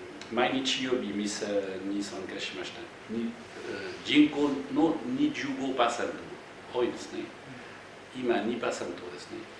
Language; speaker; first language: Japanese; non-native, fluent; French